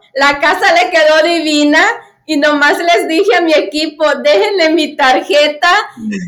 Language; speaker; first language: Spanish; native; Spanish